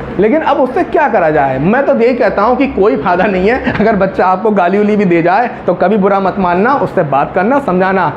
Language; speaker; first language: Hindi; native; Hindi